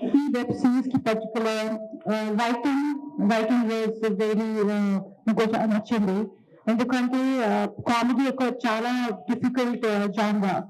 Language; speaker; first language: Telugu; non-native, learner; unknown